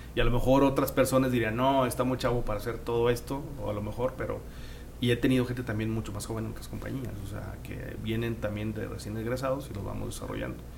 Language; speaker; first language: Spanish; native; Spanish